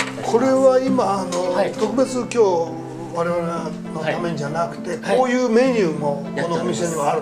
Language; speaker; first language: Japanese; native; Japanese